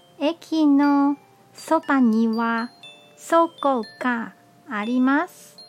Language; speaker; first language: Japanese; non-native, learner; Chinese